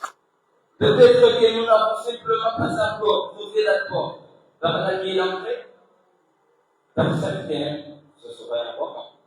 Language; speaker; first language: French; non-native, local second language; Comorian